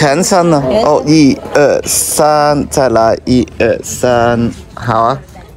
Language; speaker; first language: Chinese; non-native, local second language; Cantonese